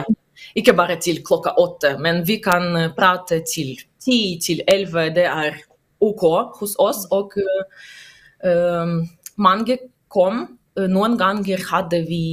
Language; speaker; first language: Norwegian; non-native, learner; Russian